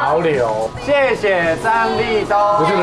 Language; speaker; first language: Chinese; native; Chinese